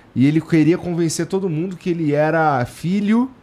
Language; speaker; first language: Portuguese; native; Portuguese